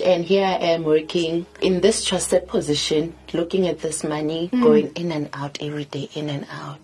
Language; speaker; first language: English; non-native, local second language; Southern Sotho